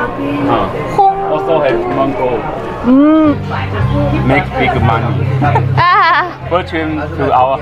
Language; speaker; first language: English; non-native, learner; Chinese